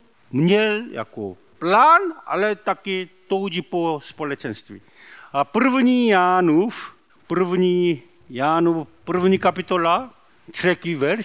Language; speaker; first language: Czech; non-native, learner; Korean